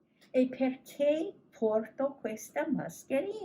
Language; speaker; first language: Italian; non-native, learner; English